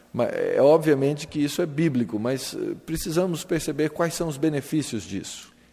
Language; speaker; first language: Portuguese; native; Portuguese